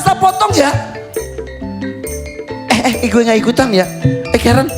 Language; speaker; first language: Indonesian; native; Indonesian